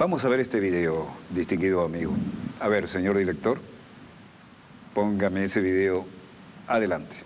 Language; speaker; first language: Spanish; native; Spanish